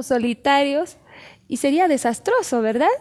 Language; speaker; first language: Spanish; native; Spanish